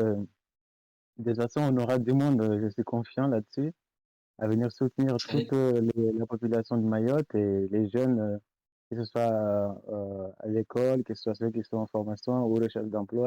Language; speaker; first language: French; non-native, local second language; Comorian